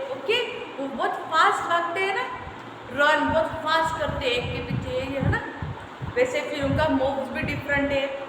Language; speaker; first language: Hindi; non-native, local second language; Marathi